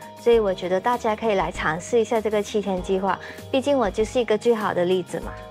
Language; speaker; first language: Chinese; native; Chinese